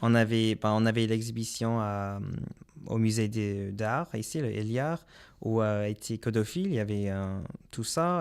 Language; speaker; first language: French; non-native, local second language; English